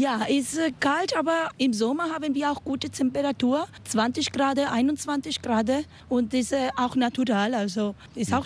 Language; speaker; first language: German; non-native, learner; Spanish